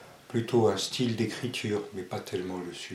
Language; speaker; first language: French; early bilingual, other home language; Spanish